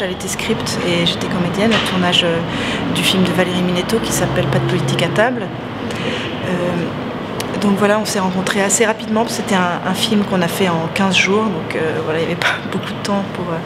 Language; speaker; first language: French; native; French